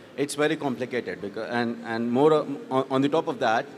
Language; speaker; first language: English; non-native, local second language; Telugu